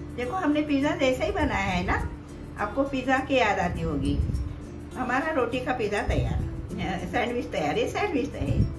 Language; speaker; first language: Hindi; non-native, local second language; Marathi